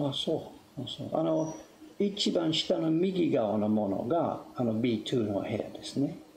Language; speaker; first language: Japanese; non-native, fluent; English